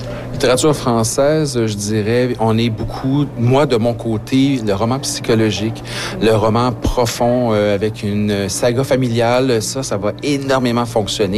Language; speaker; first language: French; native; French